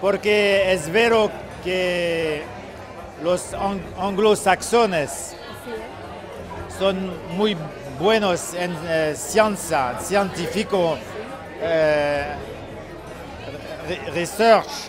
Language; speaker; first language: Spanish; non-native, learner; French